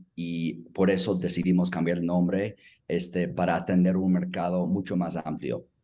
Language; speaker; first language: Spanish; non-native, fluent; English